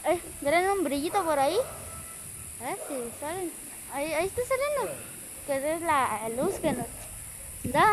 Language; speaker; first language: Spanish; native; Spanish